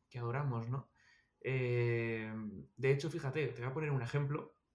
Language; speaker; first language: Spanish; native; Spanish